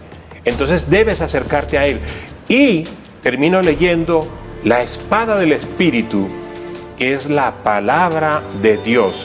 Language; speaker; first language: Spanish; native; Spanish